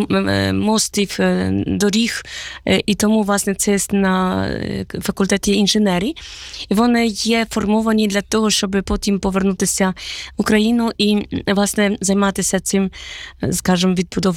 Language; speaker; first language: Polish; non-native, learner; Ukrainian